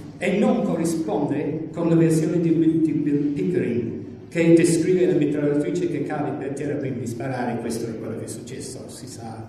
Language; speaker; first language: Italian; non-native, fluent; English